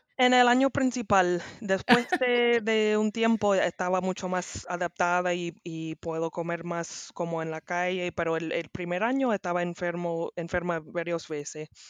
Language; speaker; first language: Spanish; non-native, learner; English